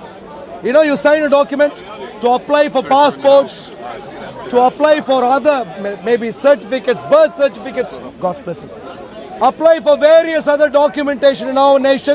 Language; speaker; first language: English; non-native, fluent; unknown